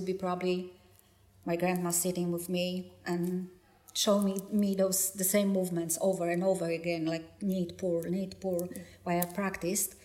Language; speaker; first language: English; non-native, fluent; Polish